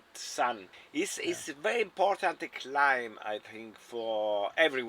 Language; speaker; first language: English; non-native, learner; German